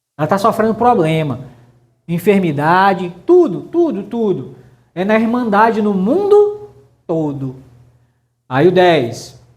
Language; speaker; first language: Portuguese; native; Portuguese